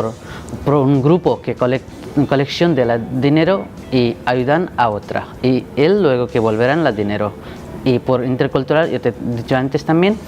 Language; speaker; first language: Spanish; non-native, learner; Nepali